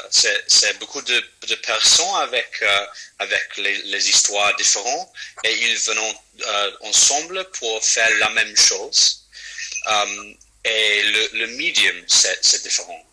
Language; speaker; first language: French; non-native, fluent; English